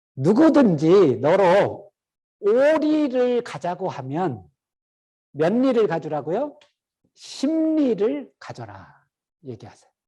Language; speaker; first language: Korean; native; Korean